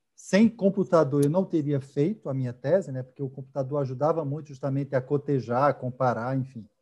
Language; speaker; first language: Portuguese; native; Portuguese